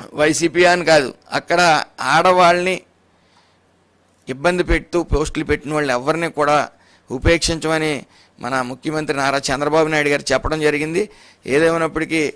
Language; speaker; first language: Telugu; native; Telugu